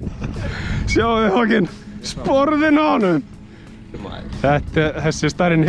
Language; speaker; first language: Icelandic; native; Icelandic